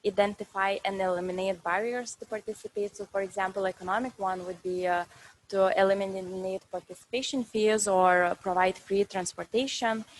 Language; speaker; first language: English; non-native, fluent; Lithuanian